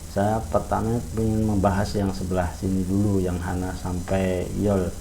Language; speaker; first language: Indonesian; native; Indonesian